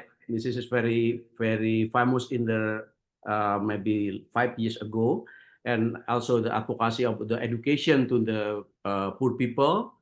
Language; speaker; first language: English; non-native, learner; Indonesian